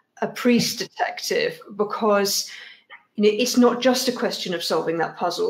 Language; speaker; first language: English; native; English